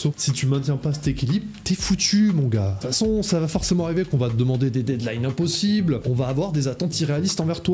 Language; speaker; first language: French; native; French